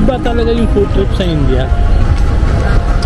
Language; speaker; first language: Filipino; non-native, learner; Hindi